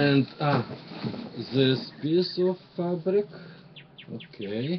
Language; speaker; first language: English; non-native, learner; Russian